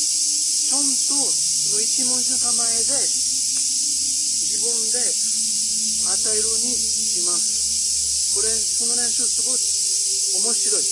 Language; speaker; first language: Japanese; non-native, fluent; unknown